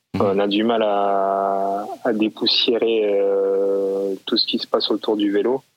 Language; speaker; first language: French; native; French